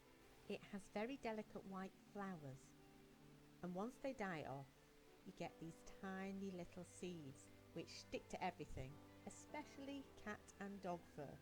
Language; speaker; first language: English; native; English